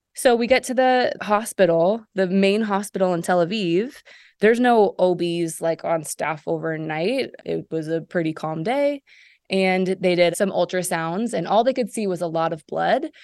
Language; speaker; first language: English; native; English